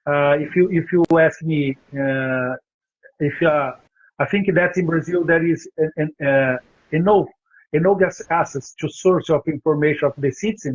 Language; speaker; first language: English; non-native, learner; Portuguese